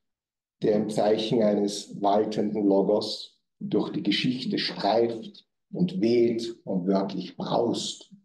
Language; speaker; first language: German; native; German